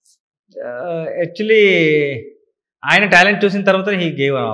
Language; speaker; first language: Telugu; non-native, learner; Kannada